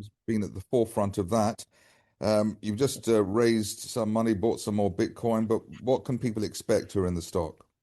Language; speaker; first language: English; native; English